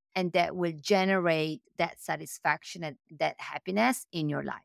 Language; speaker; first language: English; non-native, fluent; Italian